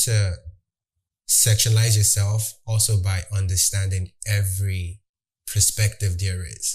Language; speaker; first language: English; non-native, local second language; Yoruba